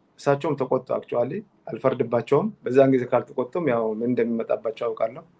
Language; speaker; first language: Amharic; non-native, local second language; Tigrinya